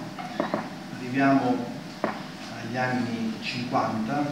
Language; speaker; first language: Italian; native; Italian